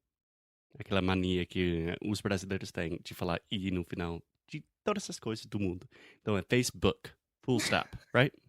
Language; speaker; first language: Portuguese; non-native, fluent; English